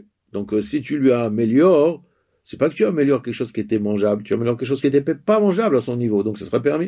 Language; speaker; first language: French; native; French